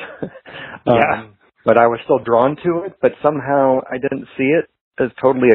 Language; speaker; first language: English; native; English